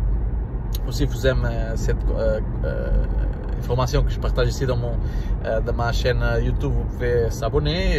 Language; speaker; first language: French; non-native, learner; Portuguese